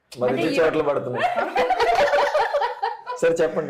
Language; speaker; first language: Telugu; native; Telugu